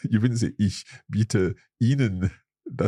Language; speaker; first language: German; non-native, fluent; English